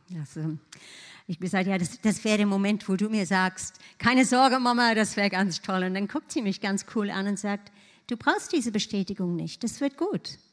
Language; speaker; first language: German; non-native, fluent; English